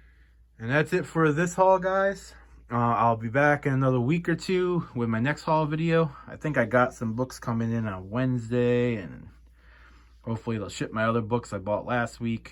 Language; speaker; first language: English; native; English